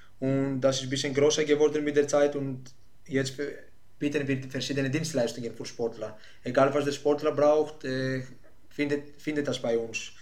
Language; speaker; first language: German; non-native, fluent; Greek